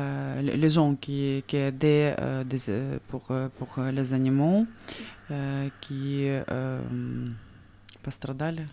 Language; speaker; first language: French; non-native, learner; Russian